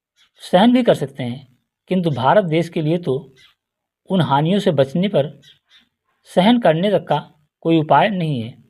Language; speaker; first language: Hindi; native; Hindi